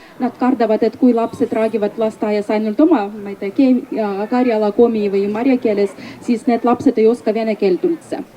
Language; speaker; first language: Estonian; non-native, fluent; Russian